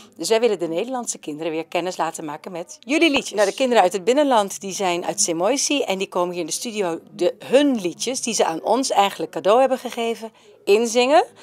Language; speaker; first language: Dutch; native; Dutch